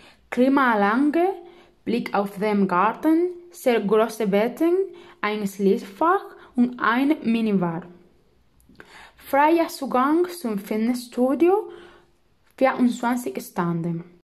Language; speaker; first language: German; non-native, learner; Spanish